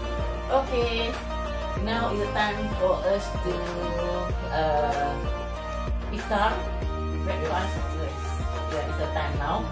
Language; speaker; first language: English; non-native, local second language; Malay